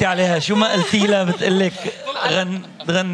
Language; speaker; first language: Arabic; native; Arabic